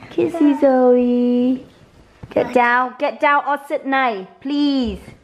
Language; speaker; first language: English; non-native, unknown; Vietnamese